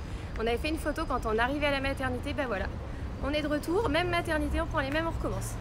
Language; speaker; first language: French; native; French